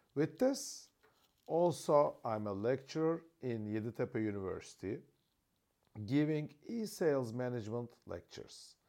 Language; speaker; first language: English; non-native, fluent; Turkish